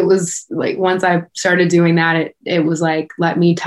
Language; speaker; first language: English; native; English